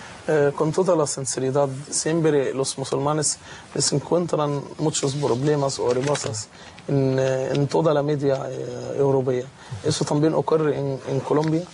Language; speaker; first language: Spanish; non-native, fluent; Arabic